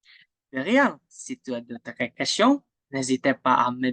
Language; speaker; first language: French; non-native, learner; Indonesian